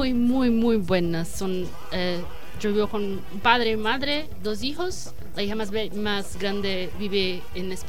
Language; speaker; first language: Spanish; non-native, learner; Portuguese